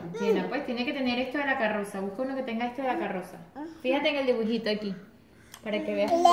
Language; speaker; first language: Spanish; native; Spanish